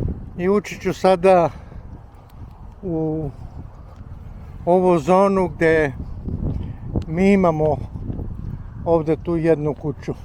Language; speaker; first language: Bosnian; non-native, local second language; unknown